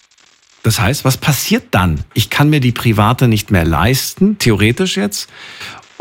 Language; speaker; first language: German; native; German